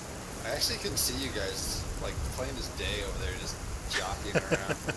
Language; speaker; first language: English; native; English